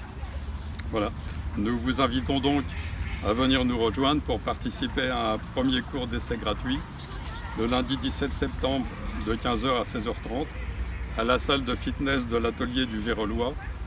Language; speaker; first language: French; native; French